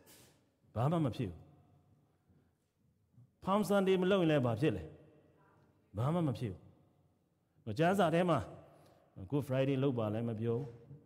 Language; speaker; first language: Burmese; non-native, local second language; Kachin